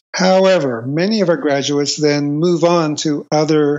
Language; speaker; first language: English; native; English